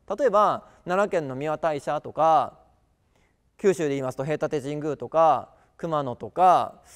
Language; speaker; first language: Japanese; native; Japanese